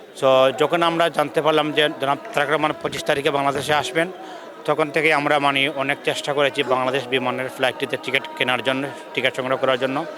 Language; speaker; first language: Bangla; native; Bangla